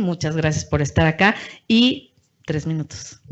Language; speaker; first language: Spanish; native; Spanish